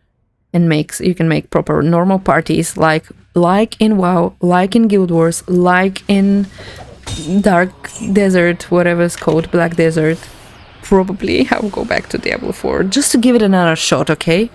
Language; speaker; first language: English; non-native, fluent; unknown